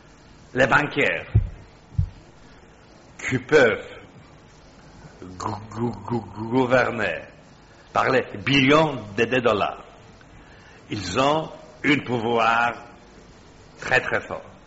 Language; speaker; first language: French; non-native, fluent; Polish